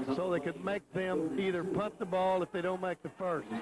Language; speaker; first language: English; native; English